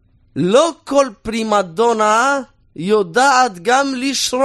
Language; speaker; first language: Hebrew; native; Hebrew